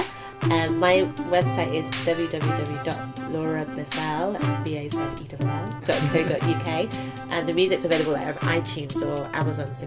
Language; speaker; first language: English; native; English